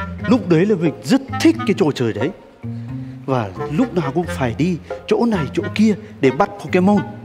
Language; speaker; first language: Vietnamese; non-native, fluent; Turkish